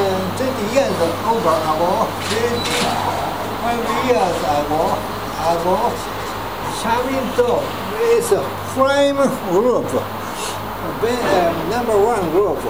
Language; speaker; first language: English; non-native, learner; Japanese